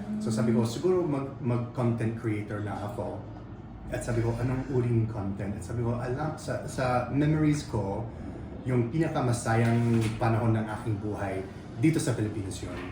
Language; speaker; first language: Filipino; non-native, fluent; English